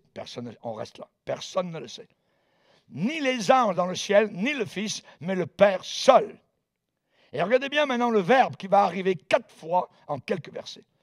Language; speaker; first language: French; native; French